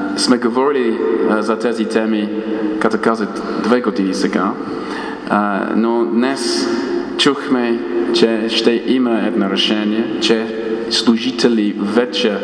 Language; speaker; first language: Bulgarian; non-native, fluent; English